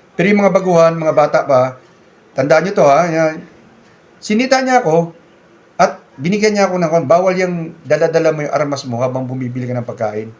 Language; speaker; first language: Filipino; non-native, local second language; Cebuano